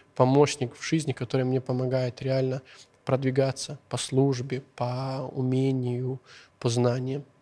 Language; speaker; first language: Russian; non-native, local second language; Hungarian